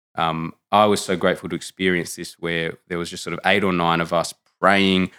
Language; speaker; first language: English; native; English